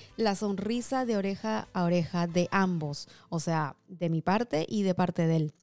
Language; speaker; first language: Spanish; early bilingual, heritage; Spanish